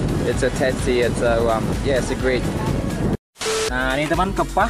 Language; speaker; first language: English; non-native, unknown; Indonesian